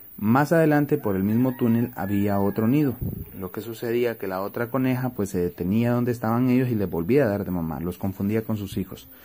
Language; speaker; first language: Spanish; native; Spanish